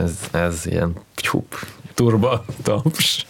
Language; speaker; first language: Hungarian; non-native, fluent; Russian